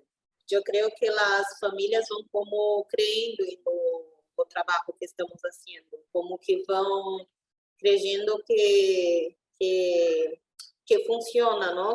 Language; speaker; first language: Spanish; non-native, learner; Portuguese